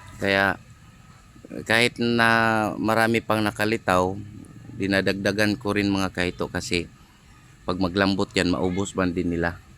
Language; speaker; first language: Filipino; non-native, local second language; Cebuano